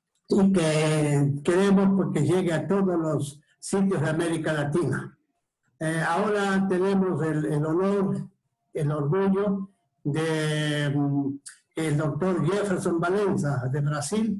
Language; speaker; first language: Spanish; native; Spanish